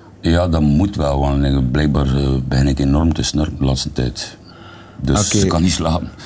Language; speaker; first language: Dutch; native; Dutch